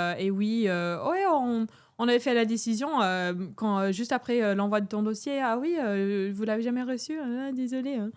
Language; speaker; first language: French; non-native, fluent; English